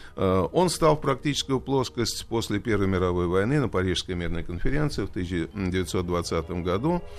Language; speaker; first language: Russian; native; Russian